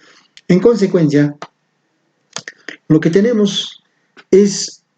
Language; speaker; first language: Spanish; native; Spanish